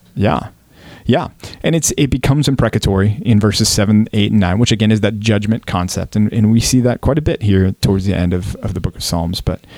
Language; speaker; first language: English; native; English